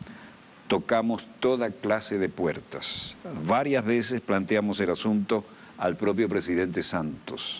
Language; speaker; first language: Spanish; native; Spanish